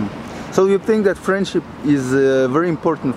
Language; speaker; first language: English; non-native, fluent; Russian